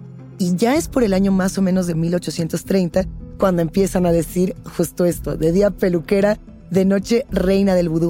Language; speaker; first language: Spanish; native; Spanish